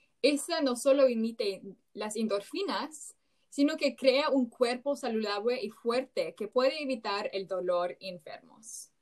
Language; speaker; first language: Spanish; non-native, learner; English